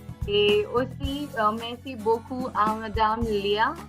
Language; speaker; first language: French; non-native, fluent; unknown